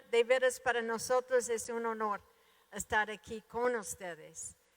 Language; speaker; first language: Spanish; non-native, fluent; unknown